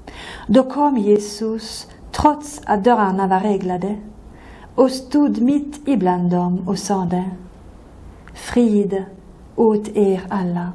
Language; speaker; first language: Swedish; non-native, fluent; French